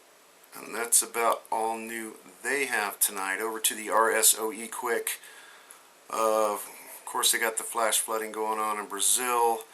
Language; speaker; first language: English; native; English